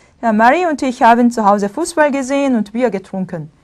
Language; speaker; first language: German; non-native, fluent; Korean